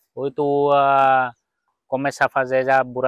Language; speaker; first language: Portuguese; non-native, local second language; Vietnamese